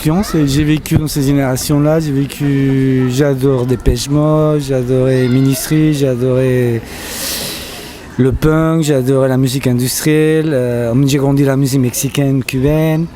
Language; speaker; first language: French; non-native, fluent; Spanish